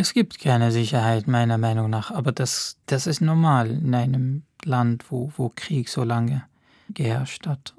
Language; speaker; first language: German; non-native, fluent; Arabic